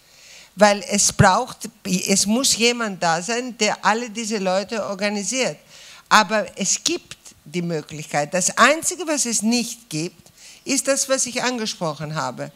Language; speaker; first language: German; non-native, fluent; Greek